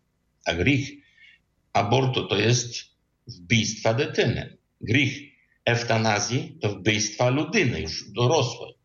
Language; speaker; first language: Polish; non-native, learner; Ukrainian